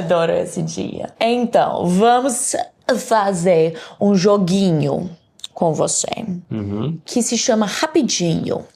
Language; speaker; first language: Portuguese; non-native, learner; English